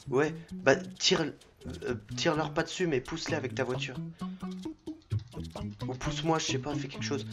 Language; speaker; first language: French; native; French